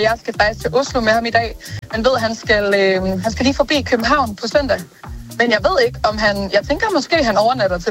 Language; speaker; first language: Danish; native; Danish